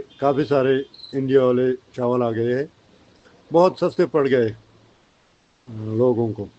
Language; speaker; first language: Hindi; non-native, fluent; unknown